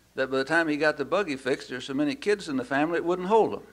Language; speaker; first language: English; native; English